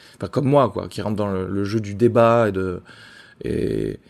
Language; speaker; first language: French; native; French